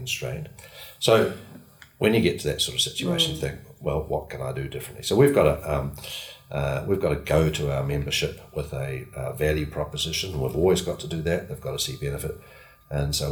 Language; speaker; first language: English; native; English